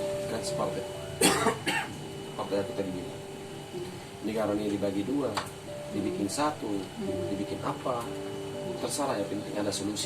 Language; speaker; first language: Indonesian; non-native, fluent; Arabic